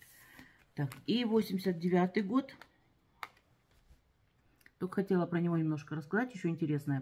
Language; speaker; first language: Russian; native; Russian